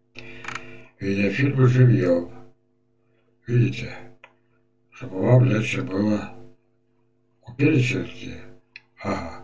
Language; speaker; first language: Russian; native; Russian